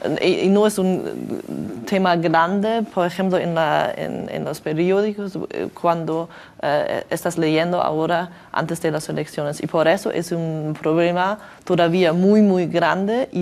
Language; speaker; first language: Spanish; non-native, learner; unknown